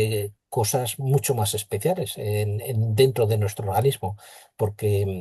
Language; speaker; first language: Spanish; native; Spanish